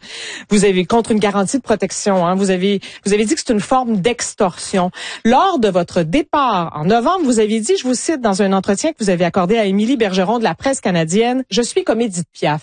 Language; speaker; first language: French; native; French